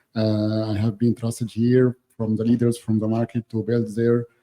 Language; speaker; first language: English; non-native, fluent; Arabic